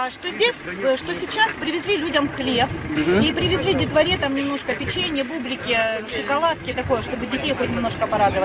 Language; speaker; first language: Russian; native; Russian